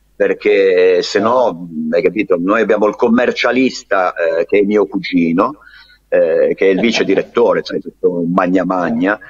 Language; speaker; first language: Italian; native; Italian